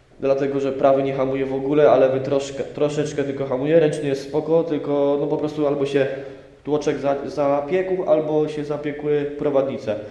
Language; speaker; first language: Polish; native; Polish